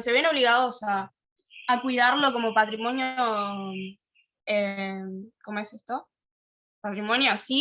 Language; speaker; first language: Spanish; native; Spanish